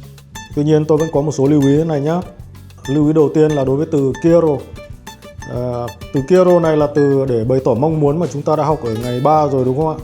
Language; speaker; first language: Vietnamese; native; Vietnamese